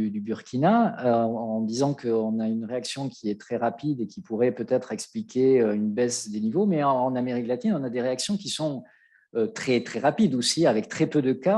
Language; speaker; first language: French; native; French